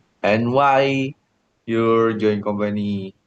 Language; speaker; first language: English; non-native, learner; Indonesian